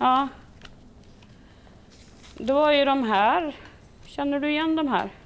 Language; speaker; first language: Swedish; native; Swedish